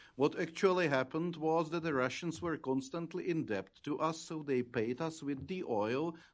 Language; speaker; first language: English; non-native, fluent; Czech